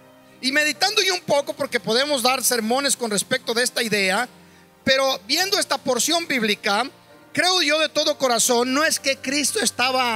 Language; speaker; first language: Spanish; native; Spanish